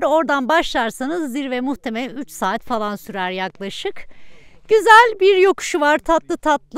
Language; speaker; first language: Turkish; native; Turkish